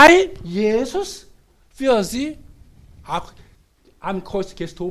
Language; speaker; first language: German; non-native, learner; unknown